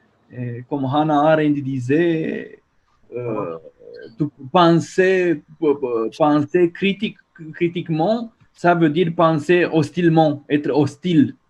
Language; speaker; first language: French; non-native, fluent; Romanian